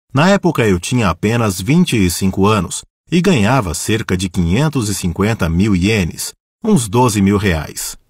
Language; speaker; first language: Portuguese; native; Portuguese